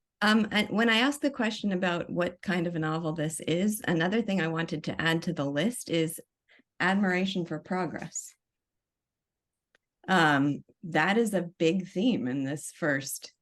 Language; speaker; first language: English; native; English